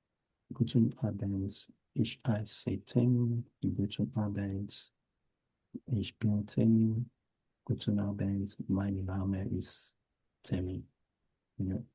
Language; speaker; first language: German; non-native, fluent; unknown